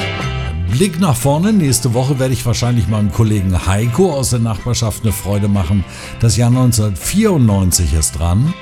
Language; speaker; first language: German; native; German